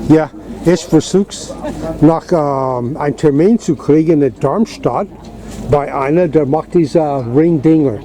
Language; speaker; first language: German; non-native, fluent; English